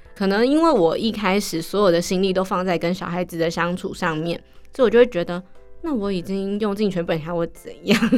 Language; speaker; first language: Chinese; native; Chinese